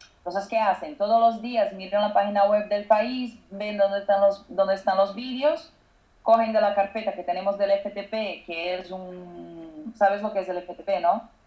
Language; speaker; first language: Spanish; non-native, fluent; Portuguese